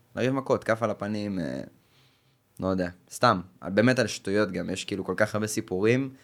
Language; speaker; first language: Hebrew; native; Hebrew